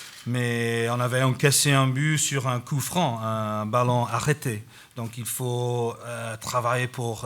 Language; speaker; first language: French; non-native, fluent; English